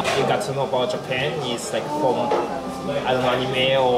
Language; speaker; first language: English; non-native, learner; Japanese